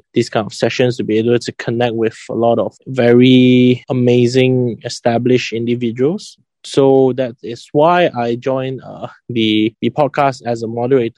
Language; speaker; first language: English; non-native, local second language; Chinese